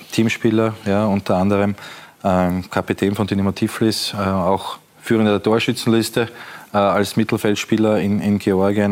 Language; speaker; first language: German; native; German